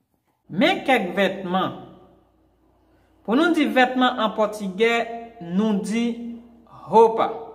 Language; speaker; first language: French; non-native, local second language; Haitian Creole